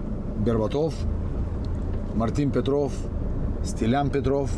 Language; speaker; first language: Spanish; non-native, fluent; Bulgarian